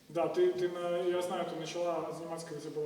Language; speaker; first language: Russian; native; Russian